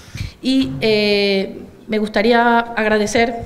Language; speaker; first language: Spanish; native; Spanish